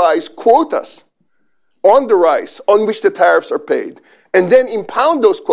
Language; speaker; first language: English; non-native, local second language; Filipino